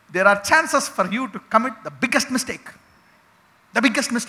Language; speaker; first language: English; non-native, local second language; Telugu